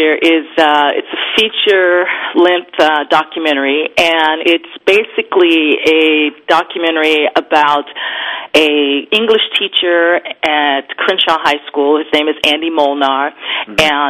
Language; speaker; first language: English; native; English